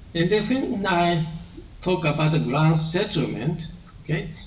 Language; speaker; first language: English; non-native, learner; Japanese